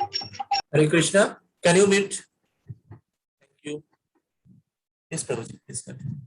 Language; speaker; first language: English; non-native, local second language; Hindi